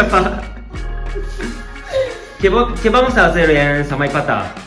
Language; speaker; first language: Spanish; non-native, learner; Japanese